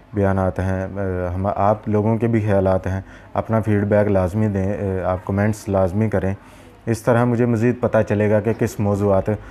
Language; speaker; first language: Urdu; non-native, local second language; Punjabi